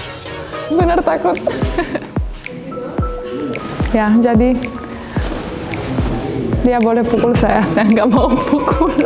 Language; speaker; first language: Indonesian; non-native, fluent; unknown